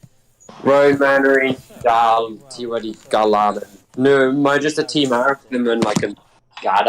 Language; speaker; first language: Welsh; non-native, local second language; English